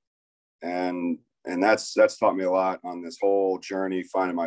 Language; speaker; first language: English; native; English